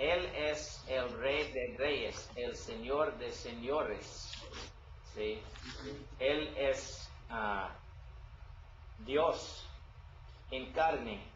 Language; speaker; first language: Spanish; non-native, learner; English